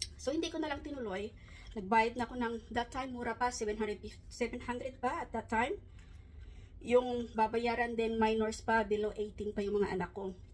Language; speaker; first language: Filipino; non-native, local second language; Hiligaynon